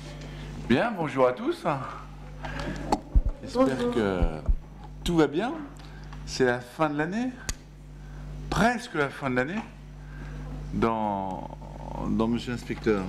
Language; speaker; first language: French; native; French